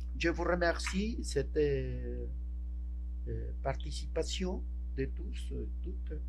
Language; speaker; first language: French; non-native, fluent; Spanish